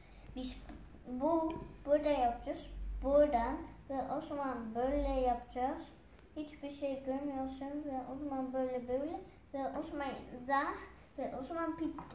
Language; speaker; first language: Turkish; non-native, learner; Dutch